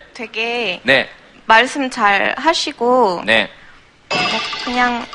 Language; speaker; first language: Korean; non-native, fluent; French